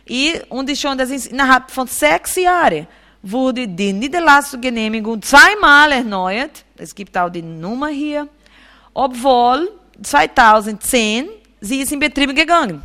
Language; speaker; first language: German; non-native, fluent; Portuguese